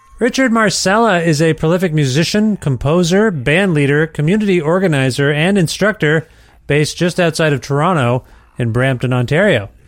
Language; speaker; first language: English; native; English